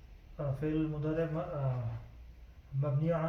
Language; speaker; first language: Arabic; non-native, learner; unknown